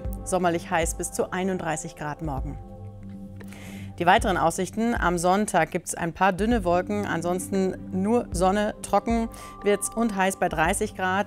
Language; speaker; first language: German; native; German